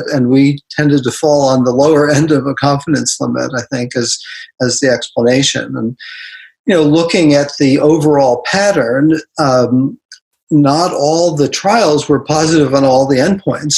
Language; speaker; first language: English; native; English